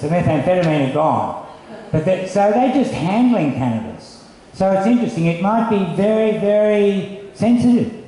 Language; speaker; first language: English; native; English